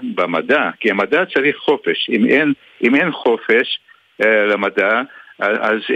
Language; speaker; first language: Hebrew; early bilingual, other home language; Hungarian